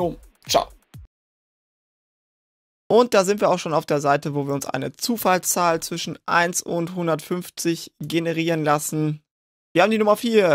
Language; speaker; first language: German; native; German